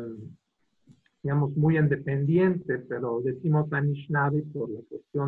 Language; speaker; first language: Spanish; non-native, fluent; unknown